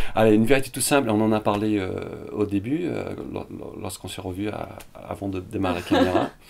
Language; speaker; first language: French; early bilingual, other home language; Vietnamese